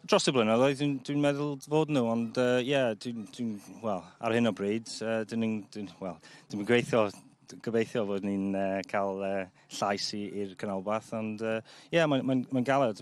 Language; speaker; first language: Welsh; non-native, local second language; English